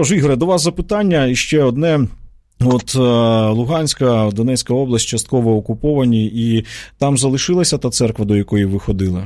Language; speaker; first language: Ukrainian; native; Ukrainian